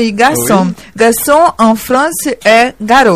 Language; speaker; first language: French; non-native, learner; Portuguese